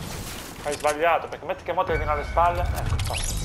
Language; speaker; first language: Italian; native; Italian